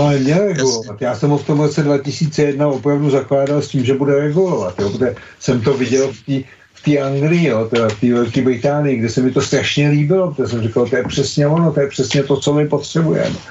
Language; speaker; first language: Czech; native; Czech